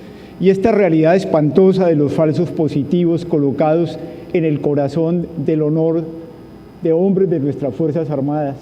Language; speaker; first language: Spanish; native; Spanish